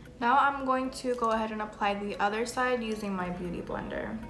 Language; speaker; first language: English; native; English